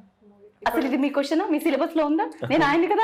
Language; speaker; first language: Telugu; native; Telugu